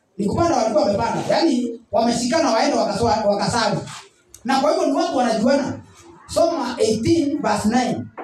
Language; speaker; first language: Swahili; non-native, local second language; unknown